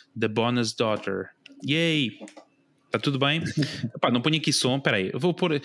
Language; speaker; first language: Portuguese; native; Portuguese